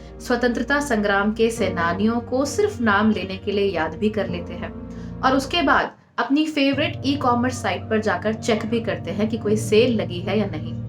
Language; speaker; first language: Hindi; native; Hindi